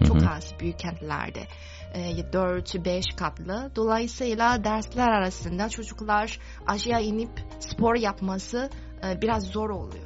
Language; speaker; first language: Turkish; non-native, fluent; Chinese